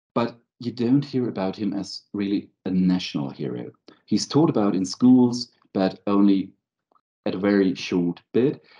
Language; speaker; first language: English; non-native, fluent; German